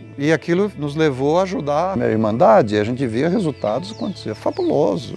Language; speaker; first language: Portuguese; native; Portuguese